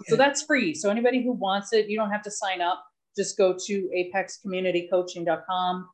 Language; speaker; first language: English; native; English